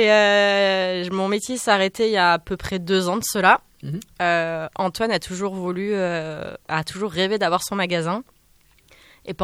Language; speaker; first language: French; native; French